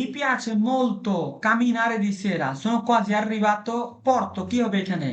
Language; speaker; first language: Italian; non-native, fluent; Bangla